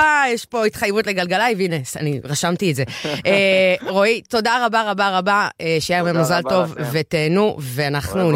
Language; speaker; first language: Hebrew; native; Hebrew